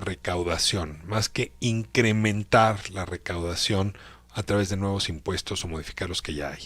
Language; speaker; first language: Spanish; native; Spanish